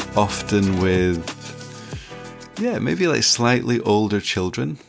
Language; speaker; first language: English; native; English